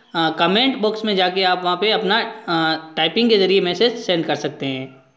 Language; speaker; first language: Hindi; native; Hindi